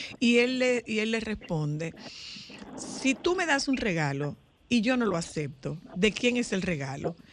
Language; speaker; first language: Spanish; native; Spanish